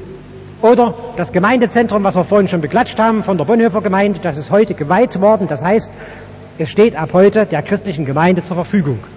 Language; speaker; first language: German; native; German